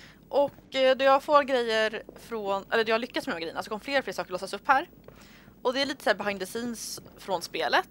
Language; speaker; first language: Swedish; native; Swedish